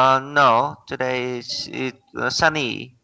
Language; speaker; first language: English; non-native, learner; Vietnamese